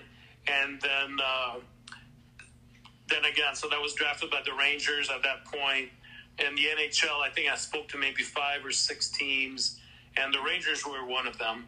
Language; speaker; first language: English; non-native, fluent; French